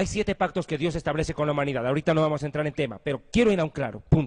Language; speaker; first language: Spanish; native; Spanish